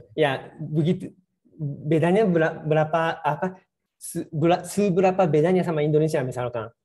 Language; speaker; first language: Indonesian; non-native, fluent; Japanese